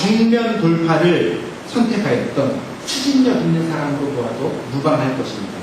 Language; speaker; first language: Korean; native; Korean